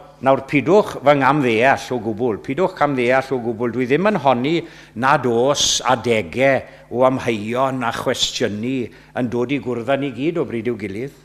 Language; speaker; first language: Welsh; native; Welsh